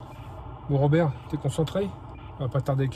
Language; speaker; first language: French; native; French